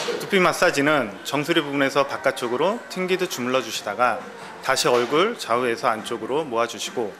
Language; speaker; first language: Korean; native; Korean